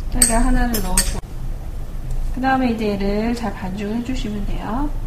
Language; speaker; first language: Korean; native; Korean